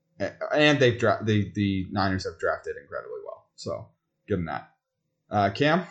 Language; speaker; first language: English; native; English